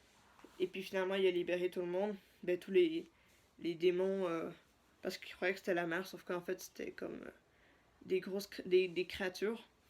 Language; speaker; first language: French; native; French